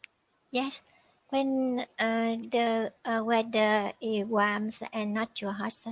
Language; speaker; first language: English; non-native, learner; Vietnamese